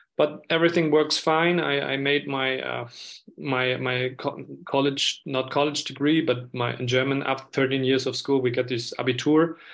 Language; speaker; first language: English; non-native, fluent; German